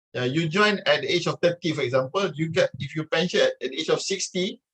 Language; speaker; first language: English; non-native, local second language; Malay